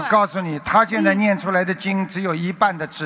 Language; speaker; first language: Chinese; native; Chinese